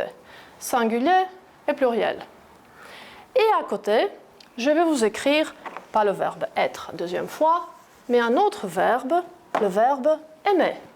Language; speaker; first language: French; non-native, fluent; Greek